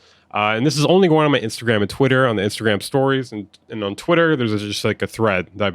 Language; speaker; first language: English; native; English